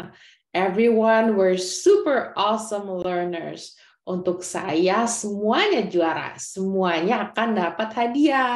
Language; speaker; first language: Indonesian; native; Indonesian